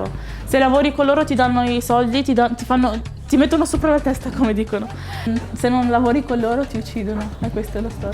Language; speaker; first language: Italian; early bilingual, other home language; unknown